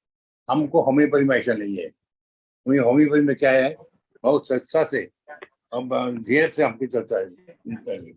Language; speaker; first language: Hindi; non-native, local second language; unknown